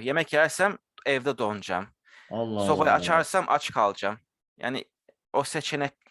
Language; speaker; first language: Turkish; early bilingual, heritage; Turkish